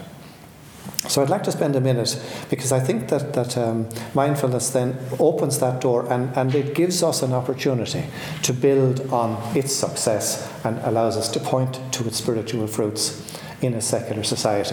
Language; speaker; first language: English; native; English